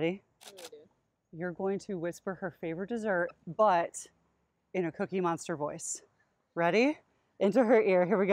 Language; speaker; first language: English; native; English